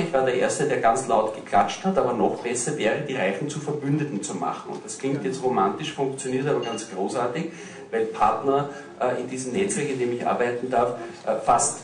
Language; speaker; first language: German; native; German